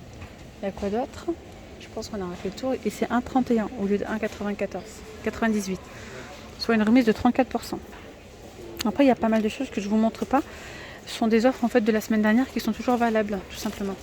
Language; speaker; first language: French; native; French